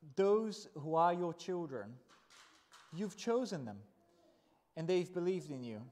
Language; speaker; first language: English; non-native, fluent; Portuguese